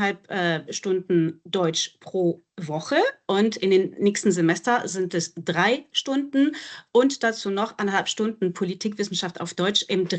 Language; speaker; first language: German; non-native, fluent; French